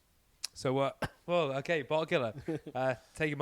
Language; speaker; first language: English; native; English